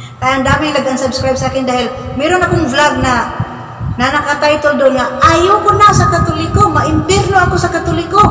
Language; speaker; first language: Filipino; non-native, local second language; Cebuano